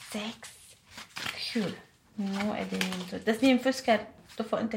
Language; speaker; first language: Swedish; non-native, learner; Arabic